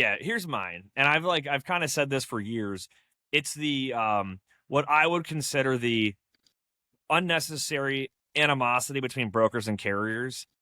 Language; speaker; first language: English; native; English